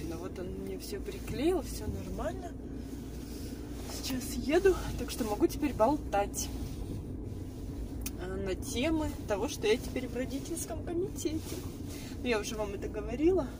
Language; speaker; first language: Russian; native; Russian